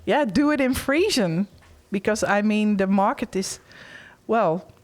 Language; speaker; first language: English; non-native, fluent; Western Frisian